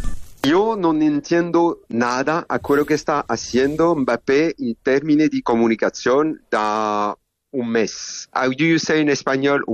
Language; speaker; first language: Spanish; non-native, learner; French